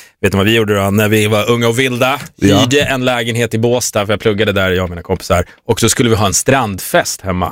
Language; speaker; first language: Swedish; native; Swedish